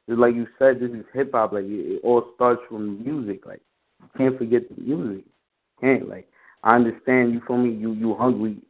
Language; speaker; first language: English; native; English